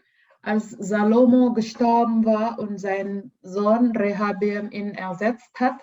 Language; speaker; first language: German; non-native, learner; Indonesian